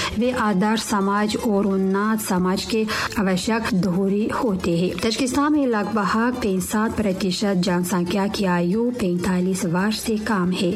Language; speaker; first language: Hindi; non-native, fluent; Tajik